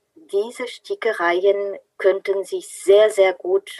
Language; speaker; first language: German; non-native, fluent; French